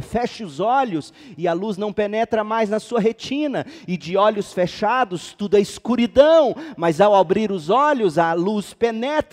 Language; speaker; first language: Portuguese; native; Portuguese